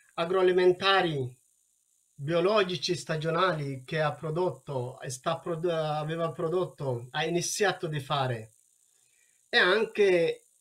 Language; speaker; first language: Italian; non-native, learner; Wolaytta